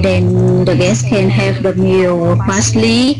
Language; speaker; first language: English; non-native, learner; Vietnamese